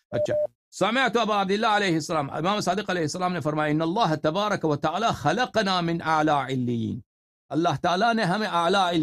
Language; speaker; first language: Urdu; non-native, fluent; Persian